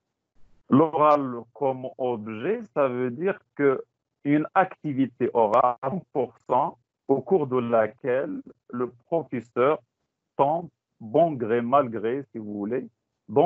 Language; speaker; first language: French; non-native, local second language; Tachelhit